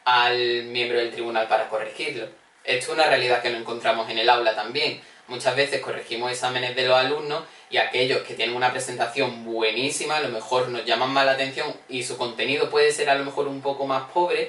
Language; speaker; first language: Spanish; native; Spanish